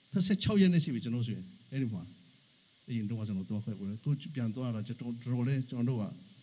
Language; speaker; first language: Burmese; non-native, local second language; Hakha Chin